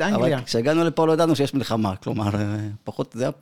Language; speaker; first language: Hebrew; early bilingual, other home language; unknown